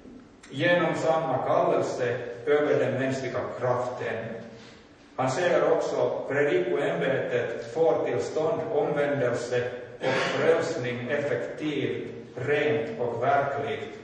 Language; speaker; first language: Swedish; non-native, local second language; Finnish